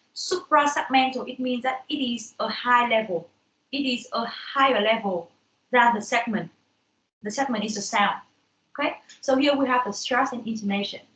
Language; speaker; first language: English; non-native, fluent; Vietnamese